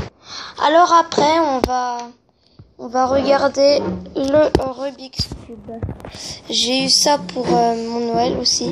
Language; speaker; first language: French; native; French